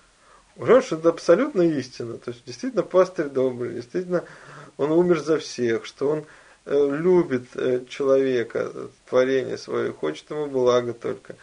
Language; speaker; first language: Russian; native; Russian